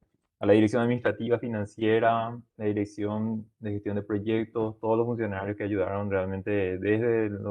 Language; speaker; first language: Spanish; native; Spanish